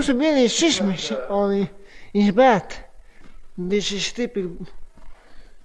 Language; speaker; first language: English; non-native, learner; Croatian